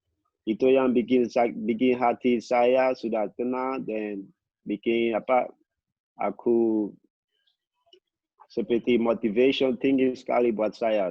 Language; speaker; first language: Indonesian; non-native, local second language; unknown